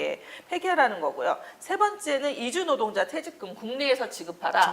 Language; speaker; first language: Korean; native; Korean